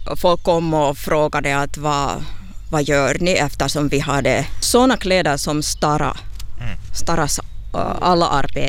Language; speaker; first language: Swedish; non-native, local second language; Finnish